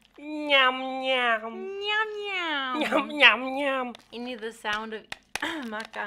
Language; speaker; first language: Indonesian; non-native, learner; English